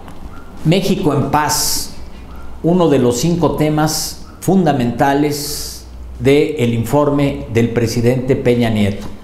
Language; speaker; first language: Spanish; native; Spanish